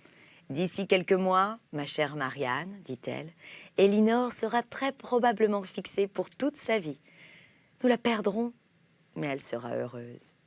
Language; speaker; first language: French; native; French